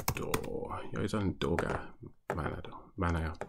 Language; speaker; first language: Korean; non-native, fluent; English